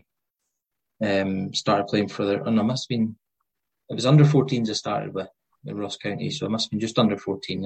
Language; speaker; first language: English; native; English